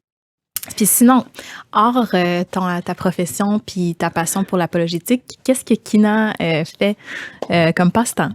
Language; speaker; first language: French; native; French